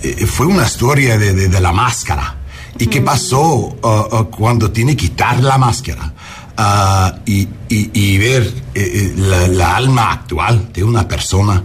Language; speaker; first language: Spanish; non-native, learner; English